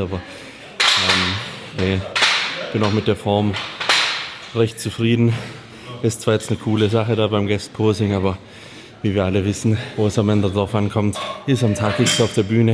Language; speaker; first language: German; native; German